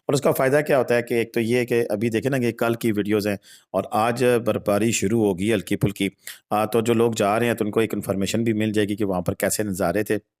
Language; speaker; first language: Hindi; non-native, local second language; Punjabi